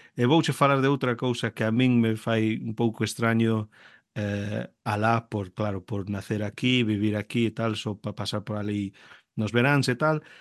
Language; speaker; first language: Galician; early bilingual, heritage; Galician